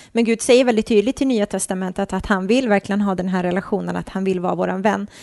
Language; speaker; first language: Swedish; early bilingual, other home language; Croatian